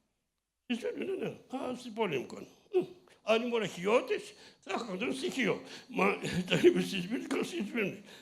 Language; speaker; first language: Greek; early bilingual, heritage; Greek